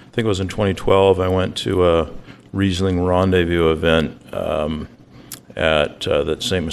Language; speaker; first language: English; native; English